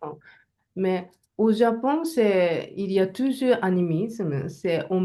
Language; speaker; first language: French; non-native, learner; Japanese